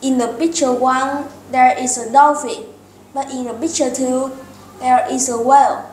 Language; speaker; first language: English; non-native, learner; Vietnamese